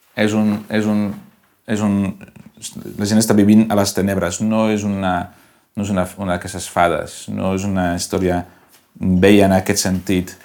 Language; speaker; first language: Catalan; non-native, local second language; Spanish